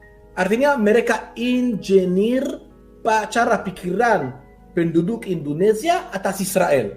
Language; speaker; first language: Indonesian; non-native, fluent; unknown